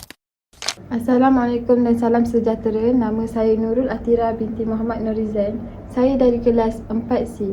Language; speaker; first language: Malay; native; Malay